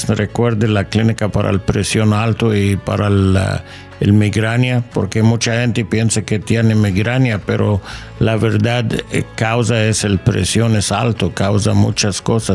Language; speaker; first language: Spanish; non-native, learner; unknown